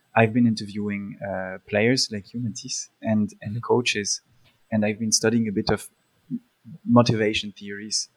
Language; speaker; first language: English; early bilingual, other home language; Polish